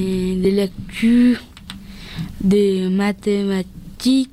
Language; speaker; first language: French; early bilingual, other home language; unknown